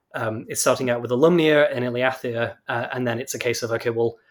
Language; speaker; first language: English; native; English